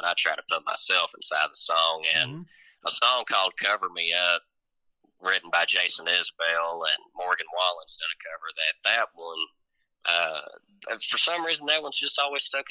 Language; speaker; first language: English; native; English